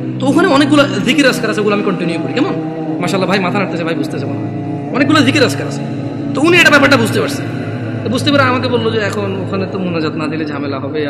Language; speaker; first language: Bangla; early bilingual, heritage; Bangla